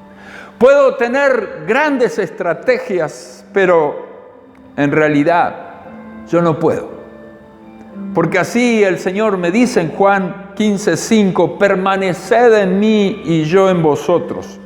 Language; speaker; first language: Spanish; native; Spanish